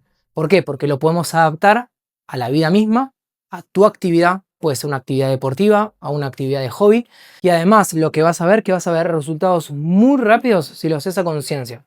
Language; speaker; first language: Spanish; native; Spanish